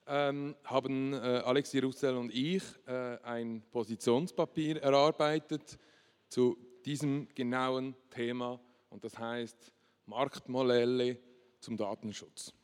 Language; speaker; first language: German; non-native, local second language; French